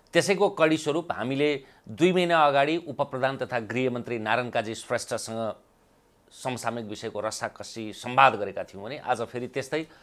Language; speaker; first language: Nepali; native; Nepali